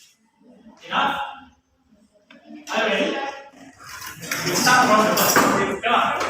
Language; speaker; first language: English; non-native, learner; Indonesian